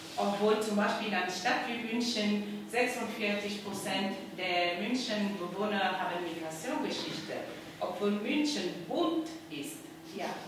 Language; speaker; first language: German; non-native, learner; French